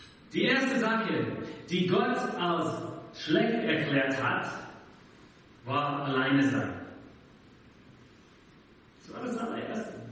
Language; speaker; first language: German; non-native, fluent; English